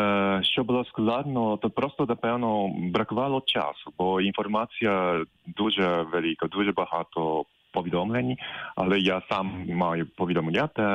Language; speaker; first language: Ukrainian; non-native, fluent; Japanese